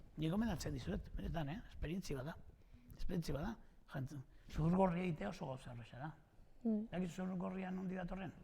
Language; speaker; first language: Basque; native; Basque